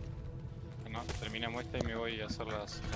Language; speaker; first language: Spanish; native; Spanish